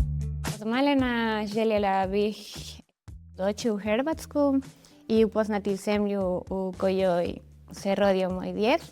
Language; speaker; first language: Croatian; non-native, learner; Spanish